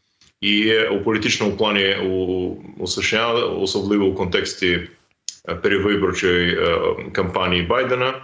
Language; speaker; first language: Ukrainian; non-native, fluent; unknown